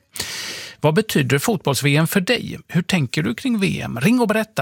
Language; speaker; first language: Swedish; native; Swedish